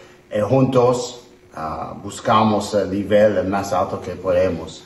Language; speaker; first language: Spanish; non-native, learner; English